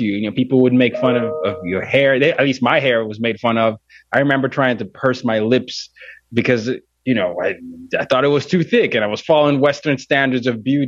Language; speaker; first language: English; non-native, local second language; Yoruba